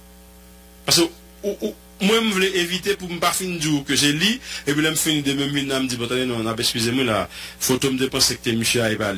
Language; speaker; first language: French; non-native, local second language; Haitian Creole